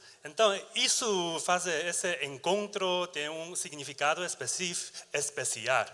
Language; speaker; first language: Portuguese; non-native, learner; Chinese